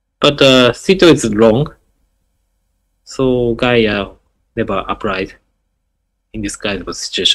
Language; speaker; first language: English; non-native, learner; Japanese